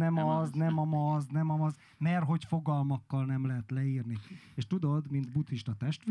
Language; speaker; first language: Hungarian; native; Hungarian